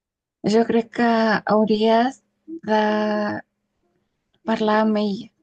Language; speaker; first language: Catalan; non-native, learner; Spanish